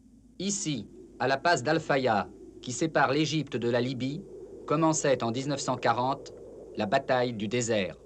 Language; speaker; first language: French; native; French